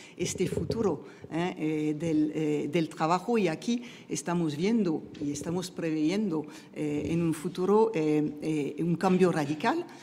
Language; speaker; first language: Spanish; non-native, fluent; French